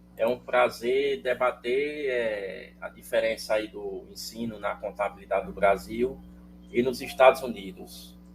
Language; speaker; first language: Portuguese; native; Portuguese